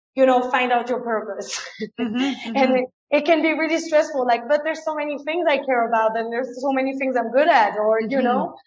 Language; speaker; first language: English; non-native, fluent; French